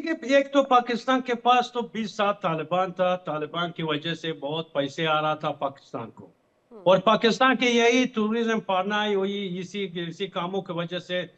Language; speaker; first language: Hindi; non-native, fluent; Pashto